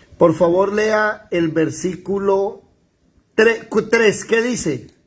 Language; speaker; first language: Spanish; native; Spanish